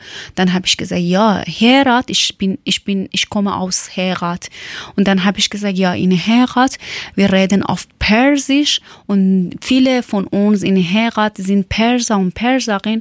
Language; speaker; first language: German; non-native, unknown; Persian